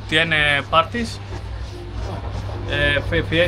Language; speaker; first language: Spanish; non-native, learner; Greek